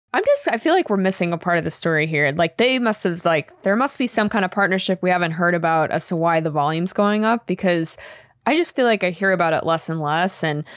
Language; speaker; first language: English; native; English